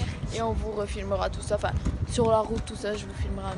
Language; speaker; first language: French; native; French